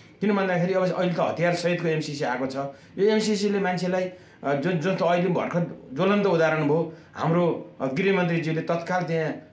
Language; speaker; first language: Nepali; native; Nepali